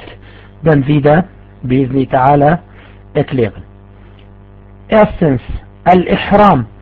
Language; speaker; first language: German; non-native, fluent; Arabic